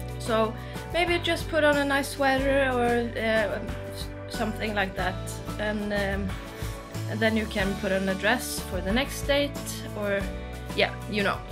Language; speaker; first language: English; non-native, fluent; Norwegian